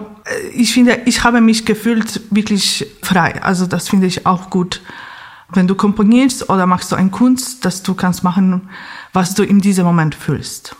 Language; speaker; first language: German; non-native, fluent; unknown